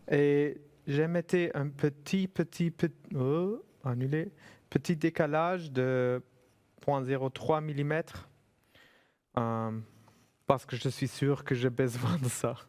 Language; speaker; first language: French; non-native, fluent; German